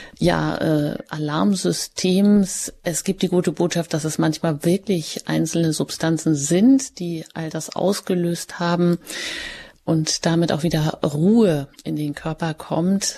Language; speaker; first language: German; native; German